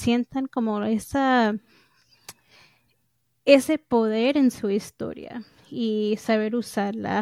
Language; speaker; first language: Spanish; early bilingual, heritage; English